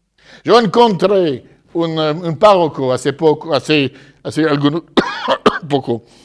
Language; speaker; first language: Spanish; non-native, fluent; French